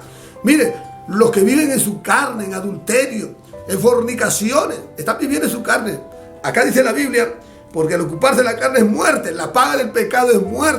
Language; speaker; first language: Spanish; native; Spanish